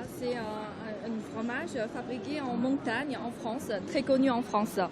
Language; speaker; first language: French; non-native, fluent; Chinese